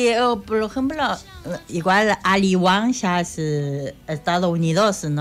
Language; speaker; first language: Spanish; non-native, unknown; Chinese